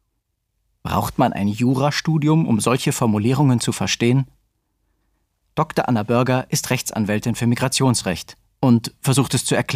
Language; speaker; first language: German; native; German